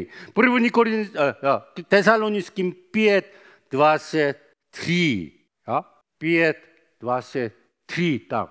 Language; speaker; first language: Czech; non-native, fluent; Korean